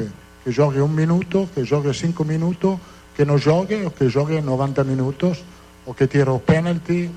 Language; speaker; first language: Portuguese; non-native, fluent; Italian